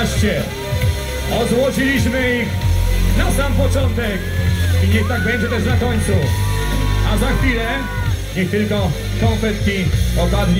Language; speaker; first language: Polish; native; Polish